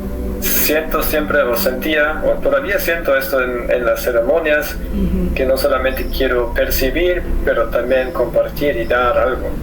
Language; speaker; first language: Spanish; non-native, fluent; German